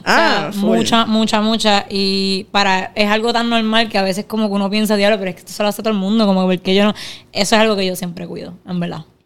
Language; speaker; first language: Spanish; native; Spanish